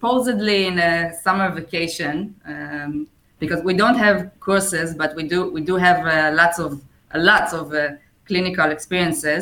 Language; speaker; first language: English; non-native, fluent; Hebrew